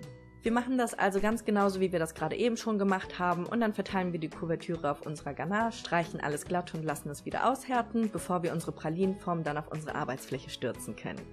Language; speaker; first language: German; native; German